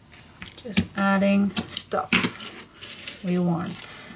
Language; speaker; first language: English; non-native, fluent; Dutch